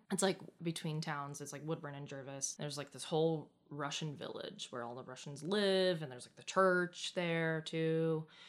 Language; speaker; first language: English; early bilingual, other home language; Russian